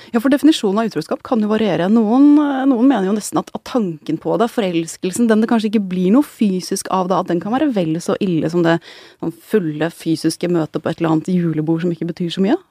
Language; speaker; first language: Norwegian; native; Norwegian